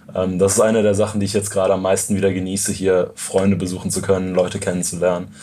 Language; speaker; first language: German; native; German